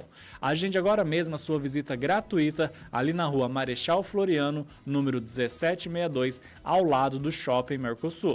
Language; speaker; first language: Portuguese; native; Portuguese